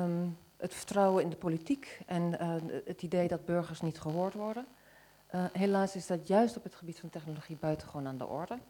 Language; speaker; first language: Dutch; native; Dutch